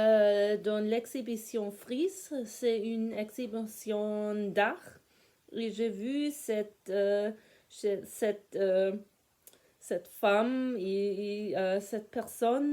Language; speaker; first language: French; non-native, fluent; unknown